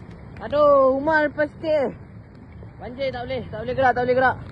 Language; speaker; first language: Malay; native; Malay